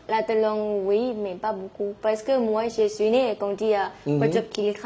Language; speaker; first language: French; non-native, learner; Thai